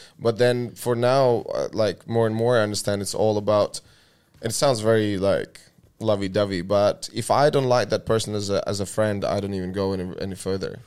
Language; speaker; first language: English; non-native, fluent; Russian